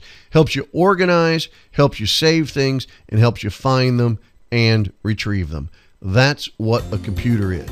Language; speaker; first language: English; native; English